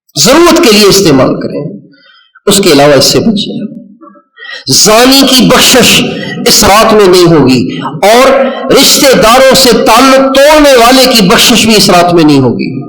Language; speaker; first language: Urdu; non-native, local second language; Sindhi